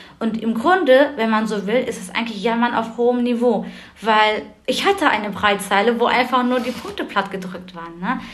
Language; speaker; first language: German; early bilingual, other home language; Turkish